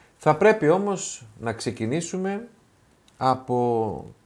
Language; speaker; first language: Greek; native; Greek